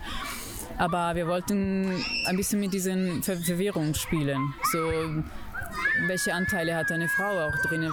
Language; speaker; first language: German; non-native, fluent; Italian